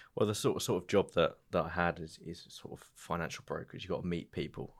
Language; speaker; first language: English; native; English